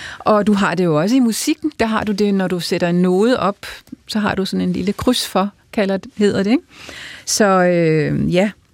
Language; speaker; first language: Danish; early bilingual, other home language; German